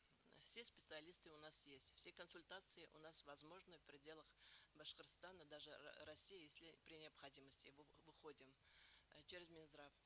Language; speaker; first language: Russian; native; Russian